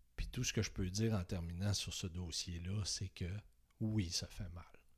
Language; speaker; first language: French; native; French